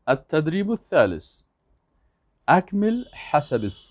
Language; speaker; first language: Arabic; non-native, fluent; Persian